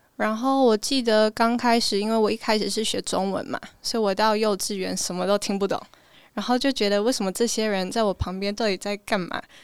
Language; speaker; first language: Chinese; early bilingual, heritage; Chinese